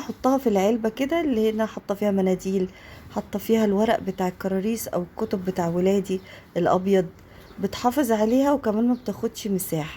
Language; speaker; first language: Arabic; native; Arabic